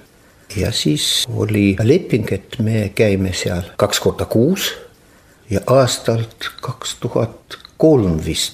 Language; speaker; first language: Estonian; non-native, local second language; Russian